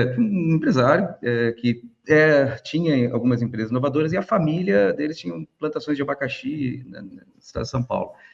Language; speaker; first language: Portuguese; native; Portuguese